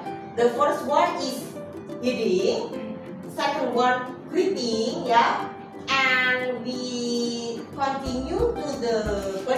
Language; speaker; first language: English; non-native, fluent; Javanese